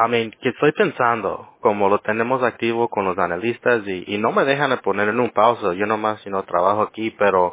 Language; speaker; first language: Spanish; early bilingual, heritage; Spanish